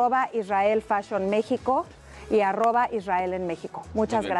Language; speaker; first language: Spanish; native; Spanish